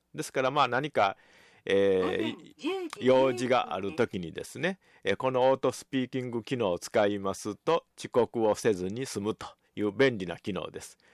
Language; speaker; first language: Japanese; native; Japanese